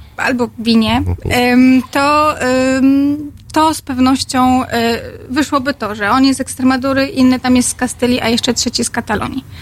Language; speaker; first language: Polish; native; Polish